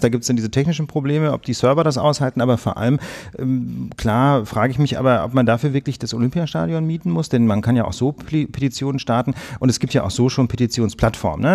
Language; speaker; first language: German; native; German